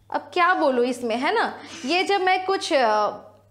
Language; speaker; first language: Hindi; non-native, local second language; Sadri